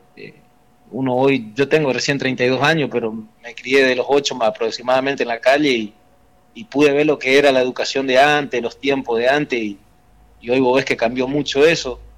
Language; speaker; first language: Spanish; native; Spanish